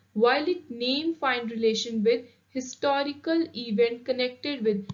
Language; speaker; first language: English; non-native, local second language; Punjabi